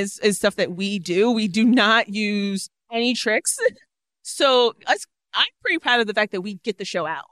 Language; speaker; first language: English; native; English